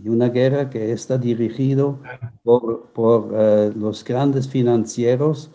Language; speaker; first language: Spanish; non-native, fluent; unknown